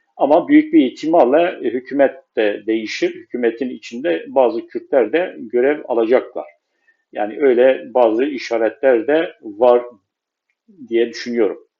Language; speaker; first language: Turkish; non-native, local second language; Kurdish